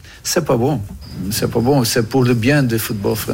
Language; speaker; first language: French; non-native, fluent; Portuguese